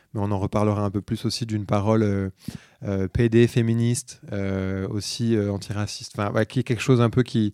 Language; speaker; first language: French; native; French